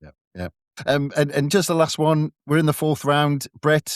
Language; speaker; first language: English; native; English